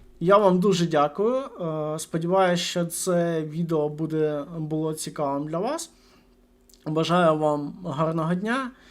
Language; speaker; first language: Ukrainian; non-native, local second language; Russian